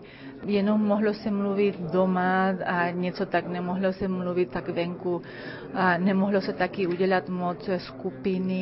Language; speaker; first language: Czech; early bilingual, heritage; Czech